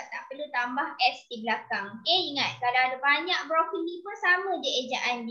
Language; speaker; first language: Malay; native; Malay